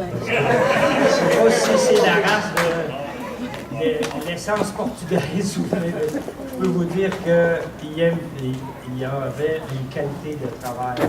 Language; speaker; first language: French; native; French